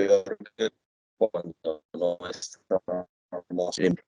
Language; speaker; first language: Spanish; native; Spanish